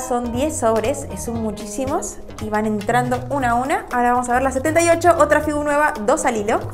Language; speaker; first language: Spanish; native; Spanish